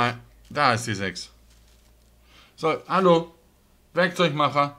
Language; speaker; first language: German; native; German